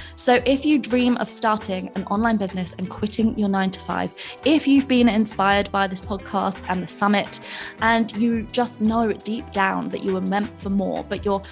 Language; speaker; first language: English; native; English